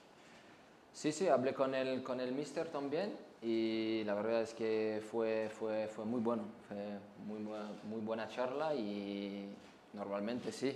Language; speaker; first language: Spanish; non-native, fluent; French